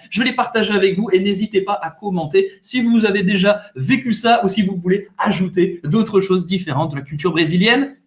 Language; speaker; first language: French; native; French